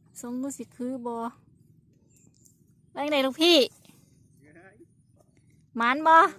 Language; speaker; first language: Thai; non-native, local second language; Lao